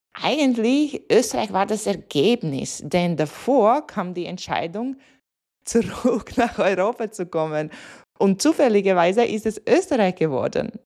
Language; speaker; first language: German; non-native, fluent; Latvian